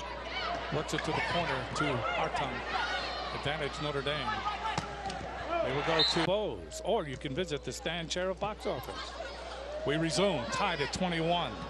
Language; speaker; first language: English; native; English